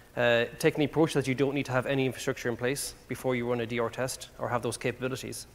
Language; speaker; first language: English; native; English